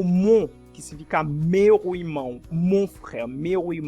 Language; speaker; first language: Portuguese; non-native, fluent; French